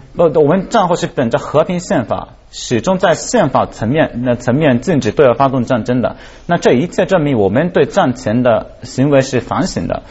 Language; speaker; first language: Chinese; non-native, fluent; Japanese